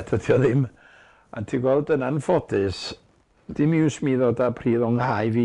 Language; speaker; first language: Welsh; native; Welsh